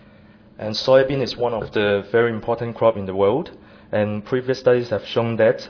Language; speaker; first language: English; non-native, fluent; Chinese